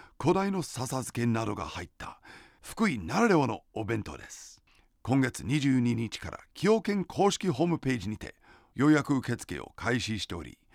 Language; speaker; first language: Japanese; non-native, fluent; English